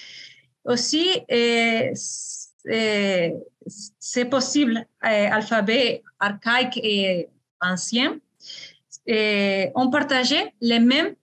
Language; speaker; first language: French; non-native, fluent; Spanish